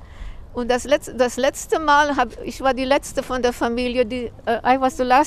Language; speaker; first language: German; early bilingual, heritage; German